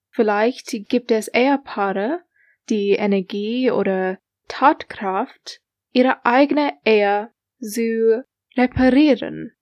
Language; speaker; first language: German; non-native, learner; English